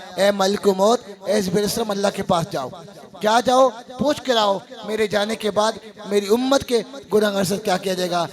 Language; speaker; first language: Urdu; non-native, local second language; Punjabi